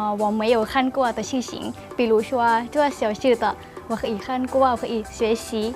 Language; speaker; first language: Chinese; non-native, learner; Thai